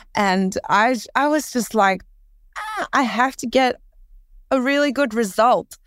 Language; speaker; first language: English; early bilingual, other home language; Korean